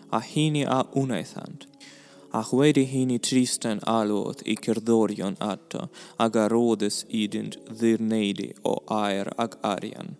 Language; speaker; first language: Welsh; non-native, learner; Russian